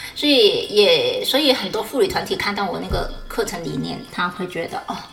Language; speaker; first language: Chinese; non-native, fluent; Cantonese